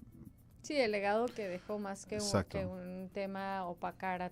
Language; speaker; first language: Spanish; native; Spanish